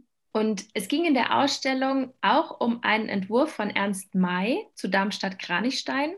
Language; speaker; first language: German; native; German